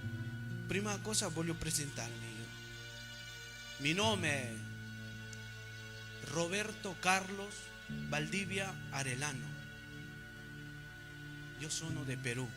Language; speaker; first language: Italian; non-native, fluent; Spanish